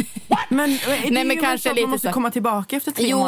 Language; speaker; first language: Swedish; native; Swedish